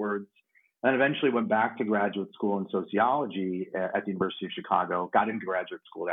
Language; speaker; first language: English; native; English